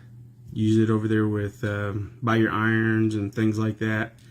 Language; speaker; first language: English; native; English